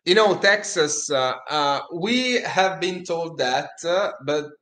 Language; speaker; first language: English; non-native, fluent; Italian